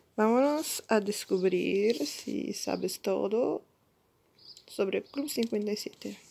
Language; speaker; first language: Spanish; non-native, learner; Italian